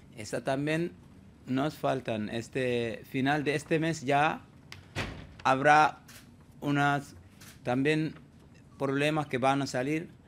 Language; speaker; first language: Spanish; non-native, learner; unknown